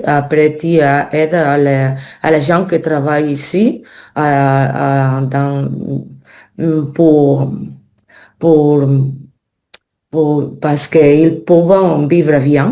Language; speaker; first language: French; non-native, learner; Spanish